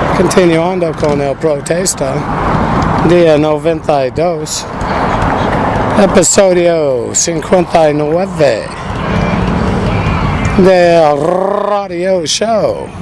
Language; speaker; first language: Spanish; non-native, fluent; English